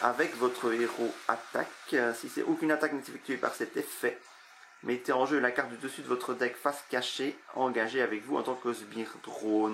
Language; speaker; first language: French; native; French